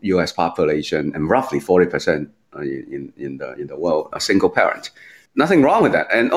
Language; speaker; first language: English; non-native, local second language; Cantonese